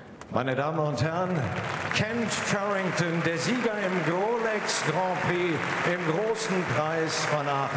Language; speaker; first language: German; native; German